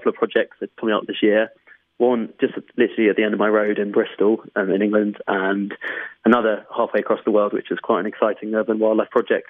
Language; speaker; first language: English; native; English